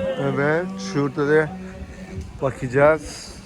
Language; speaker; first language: Turkish; non-native, learner; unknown